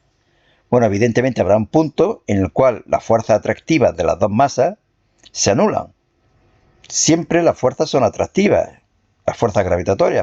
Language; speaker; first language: Spanish; native; Spanish